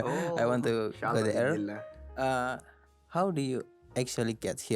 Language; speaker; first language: English; non-native, learner; Indonesian